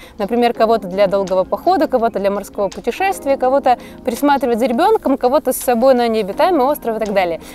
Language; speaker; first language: Russian; native; Russian